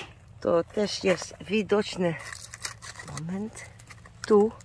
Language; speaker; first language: Polish; non-native, learner; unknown